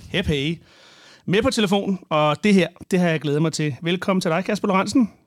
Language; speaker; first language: Danish; native; Danish